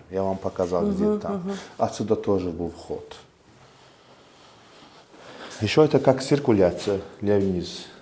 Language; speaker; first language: Russian; non-native, local second language; Azerbaijani